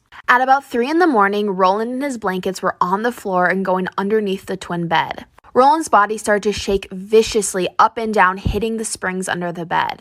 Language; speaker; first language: English; native; English